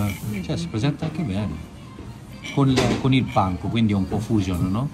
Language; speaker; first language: Italian; native; Italian